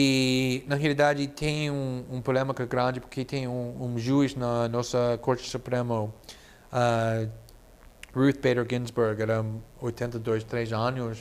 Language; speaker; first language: Portuguese; non-native, fluent; English